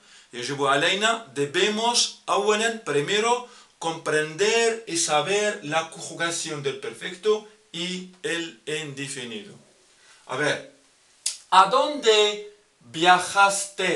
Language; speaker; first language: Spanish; non-native, fluent; Arabic